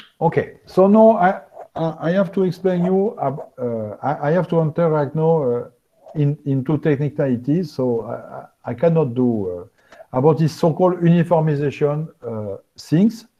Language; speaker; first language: English; non-native, fluent; French